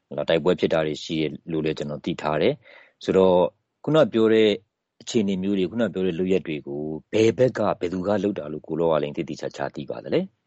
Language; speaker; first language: Burmese; native; Burmese